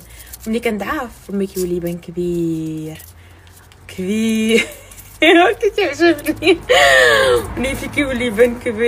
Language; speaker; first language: Arabic; native; Arabic